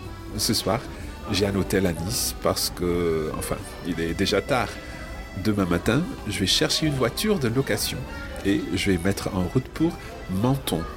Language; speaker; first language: French; non-native, fluent; English